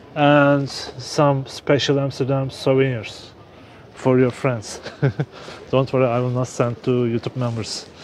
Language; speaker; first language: English; non-native, fluent; Turkish